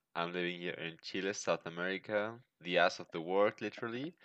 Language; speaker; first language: English; non-native, fluent; German